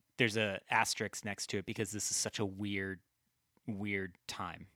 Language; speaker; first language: English; native; English